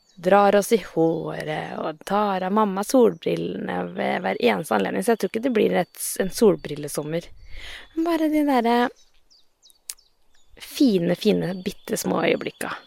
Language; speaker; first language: Norwegian; native; Norwegian